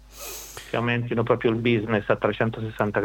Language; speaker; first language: Italian; native; Italian